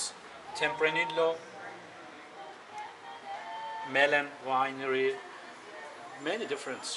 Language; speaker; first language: English; non-native, learner; Turkish